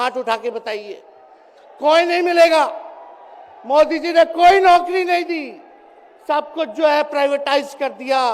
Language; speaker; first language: Hindi; native; Hindi